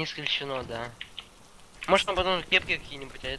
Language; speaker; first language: Russian; native; Russian